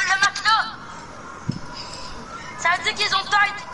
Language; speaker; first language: French; native; French